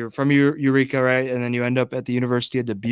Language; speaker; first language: English; native; English